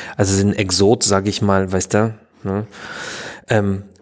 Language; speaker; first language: German; non-native, fluent; Polish